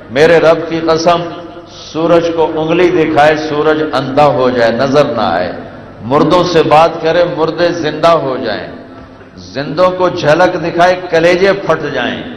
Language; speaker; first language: Urdu; non-native, local second language; Punjabi